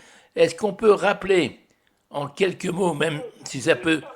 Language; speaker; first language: French; native; French